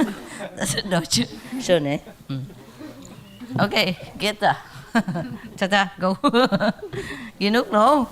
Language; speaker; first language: German; non-native, learner; Vietnamese